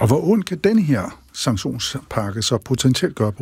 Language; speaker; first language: Danish; native; Danish